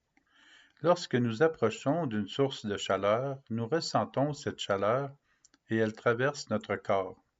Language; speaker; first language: French; native; French